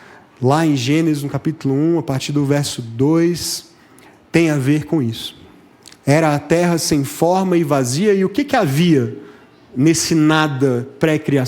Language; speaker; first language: Portuguese; native; Portuguese